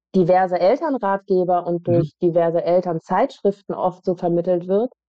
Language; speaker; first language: German; native; German